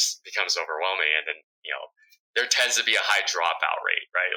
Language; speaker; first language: English; early bilingual, other home language; Vietnamese